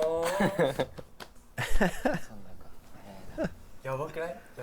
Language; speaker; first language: Japanese; native; Japanese